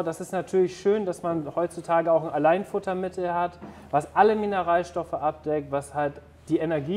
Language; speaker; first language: German; native; German